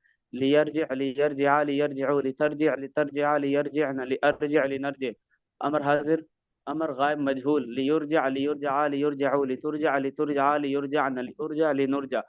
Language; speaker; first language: Arabic; non-native, learner; Urdu